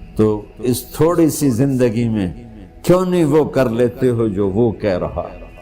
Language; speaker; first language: Urdu; non-native, local second language; Punjabi